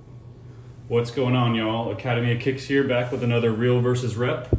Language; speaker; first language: English; native; English